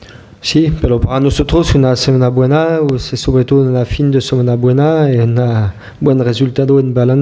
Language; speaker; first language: Spanish; non-native, fluent; French